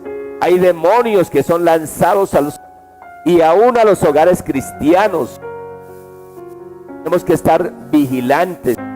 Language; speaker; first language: Spanish; native; Spanish